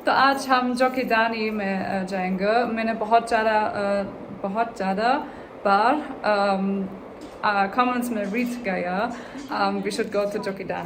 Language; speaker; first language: Hindi; non-native, learner; German